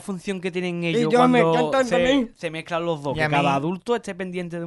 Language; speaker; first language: Spanish; native; Spanish